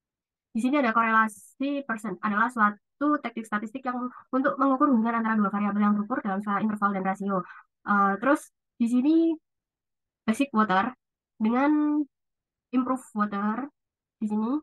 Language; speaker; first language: Indonesian; native; Indonesian